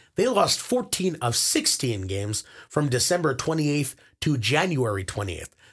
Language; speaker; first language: English; native; English